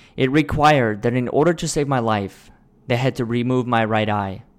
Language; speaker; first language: English; early bilingual, other home language; Russian